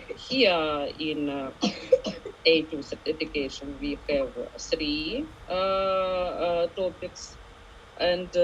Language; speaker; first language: English; non-native, fluent; Ukrainian